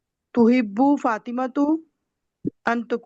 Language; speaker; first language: Arabic; non-native, learner; Urdu